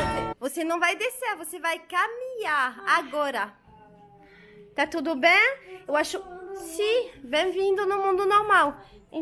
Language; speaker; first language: Portuguese; non-native, learner; French